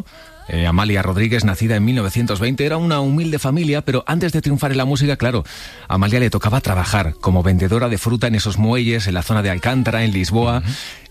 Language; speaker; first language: Spanish; native; Spanish